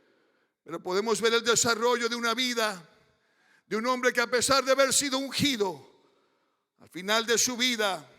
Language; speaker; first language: Spanish; early bilingual, heritage; Spanish